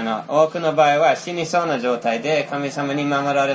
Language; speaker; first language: Japanese; non-native, fluent; Finnish